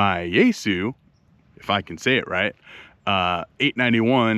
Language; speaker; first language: English; native; English